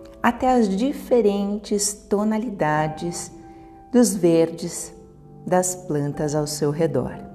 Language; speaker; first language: Portuguese; native; Portuguese